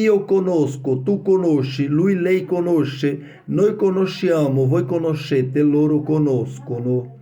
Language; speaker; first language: Italian; non-native, fluent; Portuguese